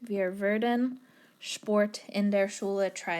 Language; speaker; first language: German; non-native, fluent; English